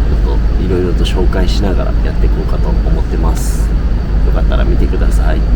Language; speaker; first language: Japanese; native; Japanese